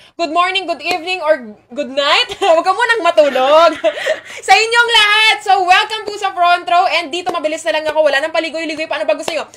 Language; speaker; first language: Filipino; non-native, local second language; Iloko